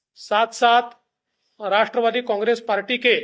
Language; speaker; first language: Hindi; non-native, local second language; Marathi